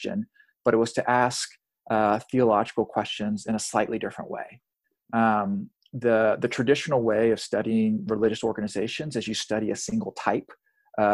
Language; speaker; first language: English; native; English